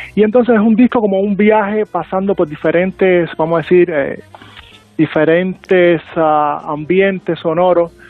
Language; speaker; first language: Spanish; native; Spanish